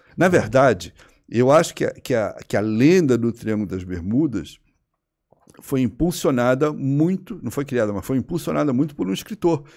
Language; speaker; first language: Portuguese; native; Portuguese